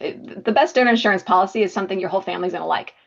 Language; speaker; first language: English; native; English